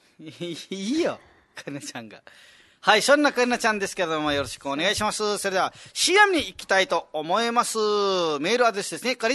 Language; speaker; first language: Japanese; native; Japanese